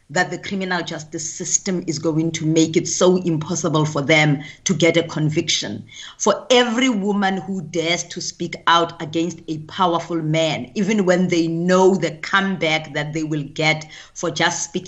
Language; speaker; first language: English; non-native, local second language; Tswana